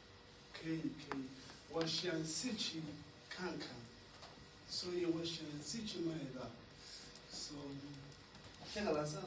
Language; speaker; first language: Chinese; non-native, learner; Somali